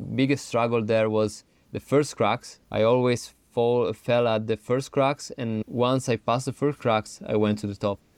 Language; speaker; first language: English; non-native, fluent; Italian